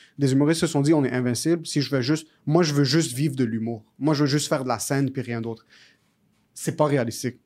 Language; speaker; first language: French; early bilingual, other home language; Arabic